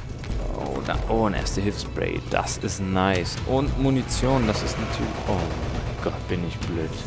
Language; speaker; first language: German; native; German